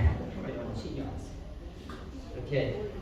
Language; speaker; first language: Korean; native; Korean